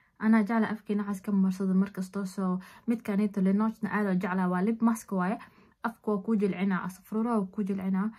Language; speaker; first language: Somali; early bilingual, heritage; Somali